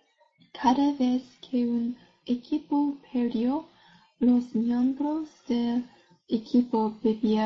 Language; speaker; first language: Spanish; non-native, learner; English